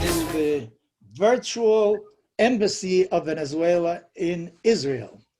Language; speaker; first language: English; non-native, fluent; Spanish